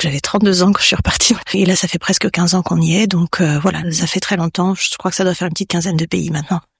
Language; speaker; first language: French; early bilingual, heritage; French